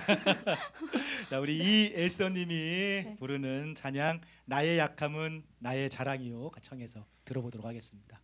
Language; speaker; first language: Korean; native; Korean